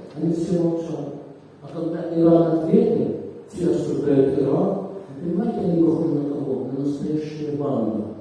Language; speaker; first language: Russian; non-native, fluent; Arabic